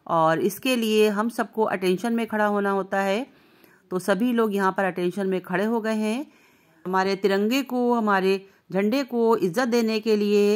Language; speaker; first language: Hindi; native; Hindi